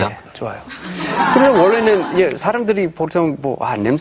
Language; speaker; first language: Korean; non-native, fluent; English